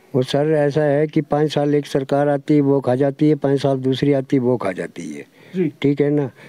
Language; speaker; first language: Hindi; native; Hindi